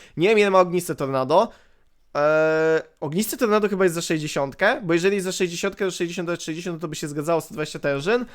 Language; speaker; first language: Polish; native; Polish